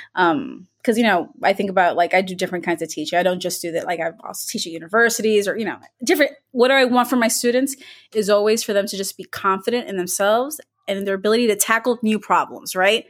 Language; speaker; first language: English; native; English